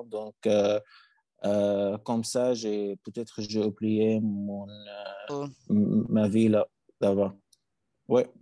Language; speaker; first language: French; non-native, learner; Arabic